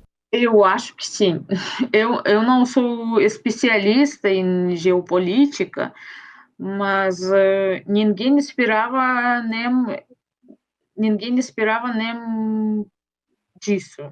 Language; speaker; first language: Portuguese; non-native, fluent; Russian